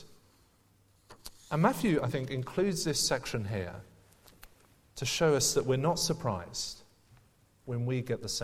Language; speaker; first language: English; native; English